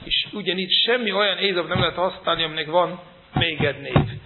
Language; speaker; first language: Hungarian; non-native, fluent; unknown